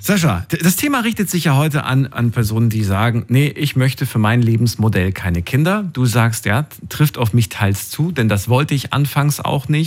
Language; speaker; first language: German; native; German